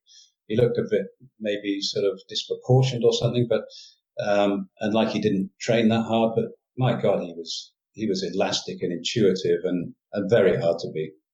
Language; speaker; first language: English; native; English